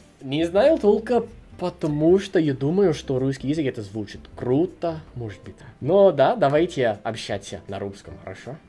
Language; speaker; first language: Russian; non-native, learner; English